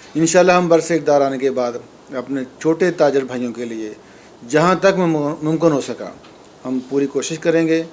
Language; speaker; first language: Urdu; non-native, local second language; Punjabi